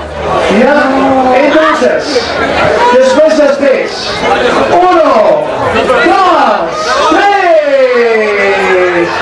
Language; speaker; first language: Spanish; non-native, fluent; German